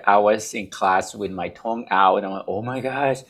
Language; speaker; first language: English; non-native, fluent; Spanish